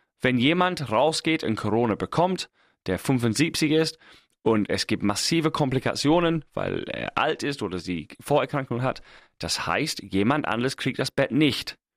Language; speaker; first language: German; non-native, fluent; English